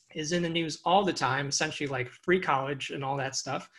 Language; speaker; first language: English; native; English